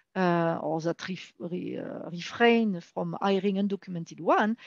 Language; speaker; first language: English; non-native, fluent; French